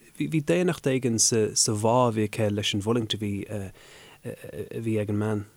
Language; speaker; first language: Irish; native; Irish